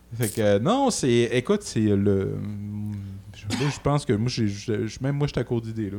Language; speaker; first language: French; native; French